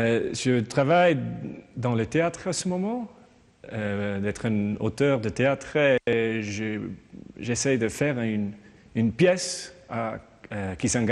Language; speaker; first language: French; non-native, learner; German